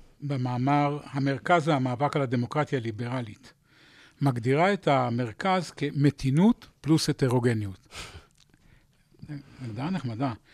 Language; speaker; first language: Hebrew; native; Hebrew